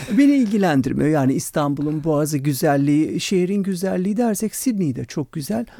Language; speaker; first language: Turkish; native; Turkish